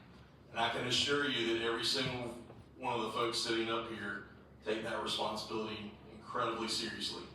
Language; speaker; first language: English; native; English